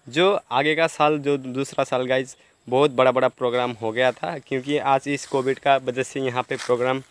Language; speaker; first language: Hindi; non-native, local second language; Nepali